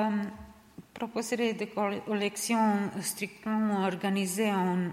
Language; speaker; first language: French; non-native, learner; Serbian